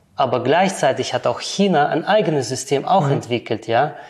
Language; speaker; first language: German; non-native, fluent; Russian